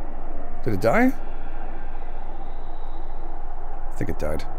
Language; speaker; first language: English; native; English